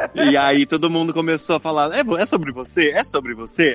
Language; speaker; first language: Portuguese; native; Portuguese